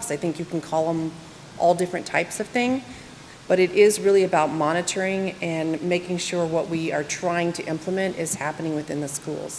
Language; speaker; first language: English; native; English